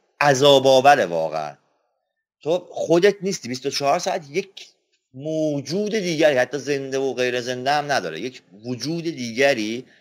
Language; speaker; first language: Persian; non-native, local second language; Azerbaijani